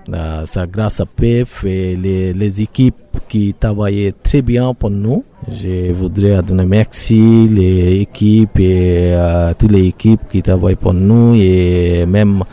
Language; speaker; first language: French; non-native, learner; Bangla